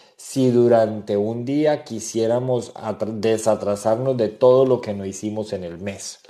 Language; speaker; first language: Spanish; native; Spanish